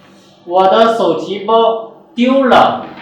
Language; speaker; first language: Chinese; non-native, fluent; Urdu